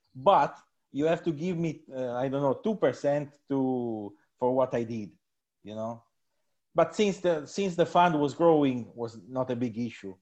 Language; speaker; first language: English; non-native, fluent; Italian